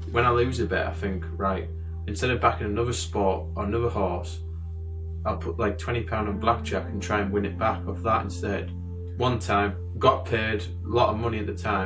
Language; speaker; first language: English; native; English